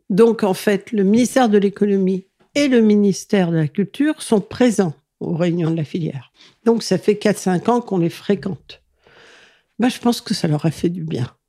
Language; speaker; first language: French; early bilingual, other home language; Catalan